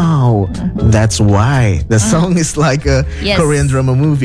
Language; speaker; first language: English; non-native, learner; Indonesian